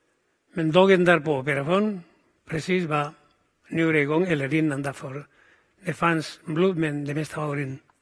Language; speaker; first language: Swedish; non-native, fluent; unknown